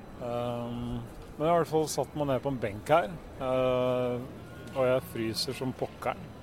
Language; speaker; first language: Norwegian; native; Norwegian